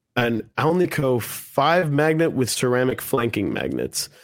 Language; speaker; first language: English; native; English